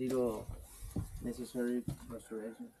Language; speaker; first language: English; non-native, learner; Spanish